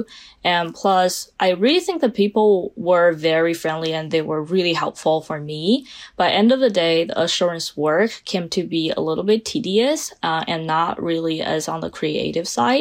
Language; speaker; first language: English; non-native, fluent; Chinese